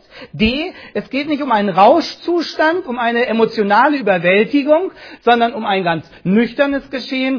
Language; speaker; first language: German; native; German